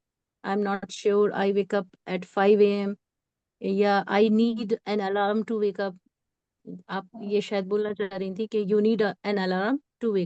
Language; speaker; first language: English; non-native, local second language; Hindi